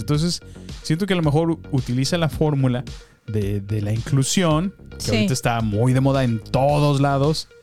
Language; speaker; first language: Spanish; native; Spanish